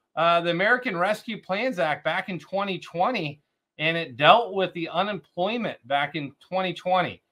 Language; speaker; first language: English; native; English